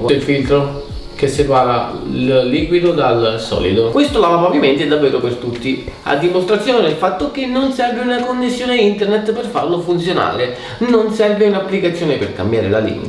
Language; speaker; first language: Italian; native; Italian